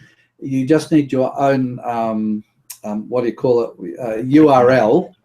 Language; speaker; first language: English; native; English